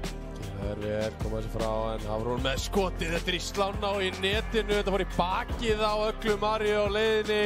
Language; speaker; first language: Icelandic; native; Icelandic